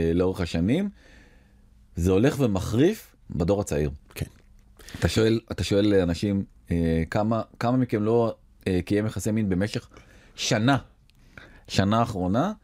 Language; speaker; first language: Hebrew; native; Hebrew